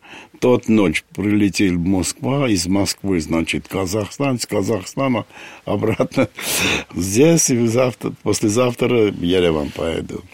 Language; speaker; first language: Russian; non-native, fluent; Armenian